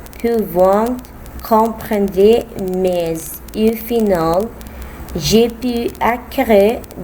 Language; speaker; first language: French; non-native, learner; Spanish